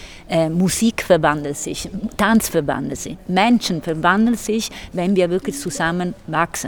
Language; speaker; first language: German; non-native, fluent; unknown